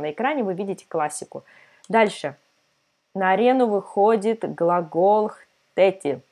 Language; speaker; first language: Russian; non-native, fluent; Serbian